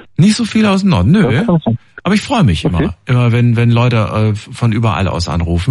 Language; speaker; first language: German; native; German